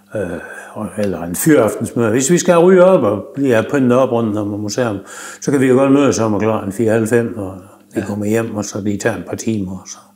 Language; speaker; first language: Danish; native; Danish